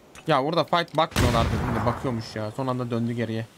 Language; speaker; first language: Turkish; native; Turkish